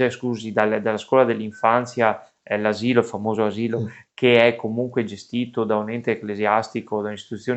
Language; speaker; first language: Italian; native; Italian